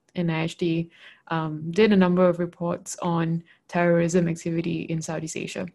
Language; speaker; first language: English; non-native, local second language; Malay